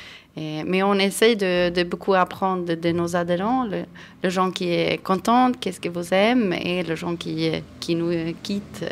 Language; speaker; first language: French; non-native, fluent; Swedish